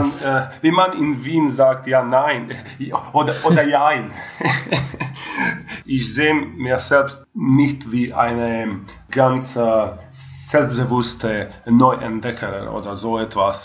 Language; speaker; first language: German; non-native, fluent; Croatian